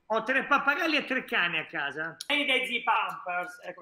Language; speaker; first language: Italian; native; Italian